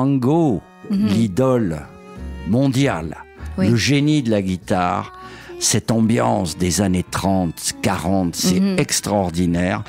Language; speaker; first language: French; native; French